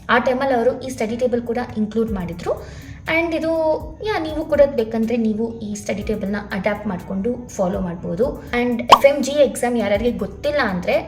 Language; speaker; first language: Kannada; non-native, local second language; Telugu